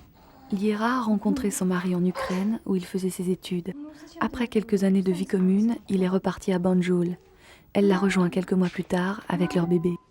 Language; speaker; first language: French; native; French